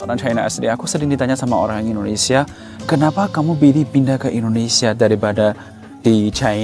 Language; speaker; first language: Indonesian; non-native, fluent; Chinese